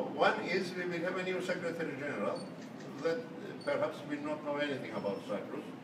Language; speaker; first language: English; non-native, fluent; Turkish